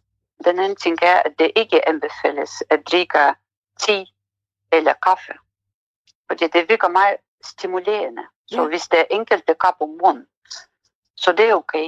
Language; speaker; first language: Danish; non-native, fluent; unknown